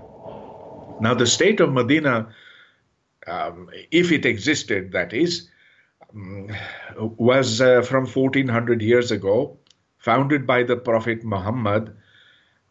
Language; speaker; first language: English; non-native, local second language; Urdu